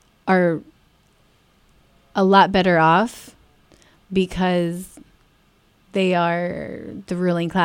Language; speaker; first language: English; native; English